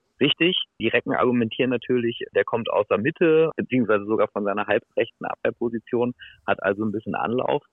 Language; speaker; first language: German; native; German